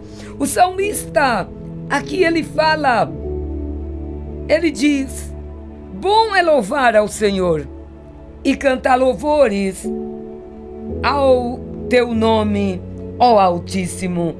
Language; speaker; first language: Portuguese; native; Portuguese